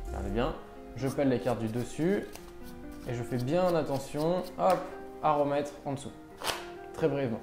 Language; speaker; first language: French; native; French